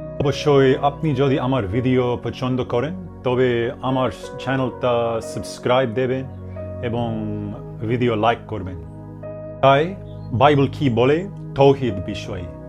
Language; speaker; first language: Bangla; non-native, learner; English